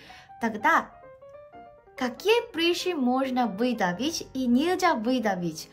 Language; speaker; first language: Russian; non-native, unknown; Korean